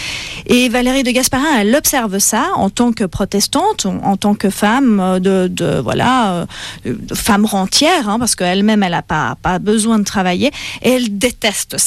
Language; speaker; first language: French; native; French